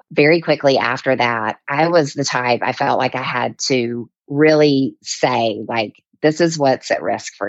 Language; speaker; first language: English; native; English